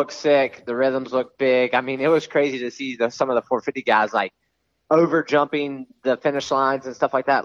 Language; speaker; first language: English; native; English